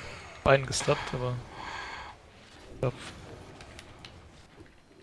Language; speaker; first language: German; native; German